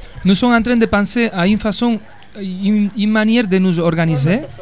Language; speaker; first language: French; non-native, fluent; Spanish